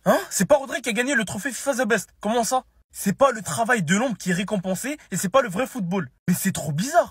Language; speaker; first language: French; native; French